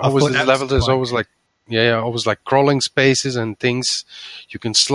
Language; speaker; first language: English; non-native, fluent; Dutch